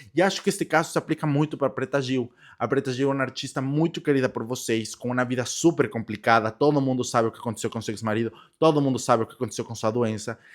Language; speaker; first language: Portuguese; non-native, fluent; Spanish